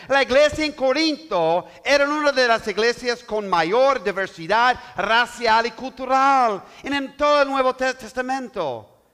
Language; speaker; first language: Spanish; non-native, learner; English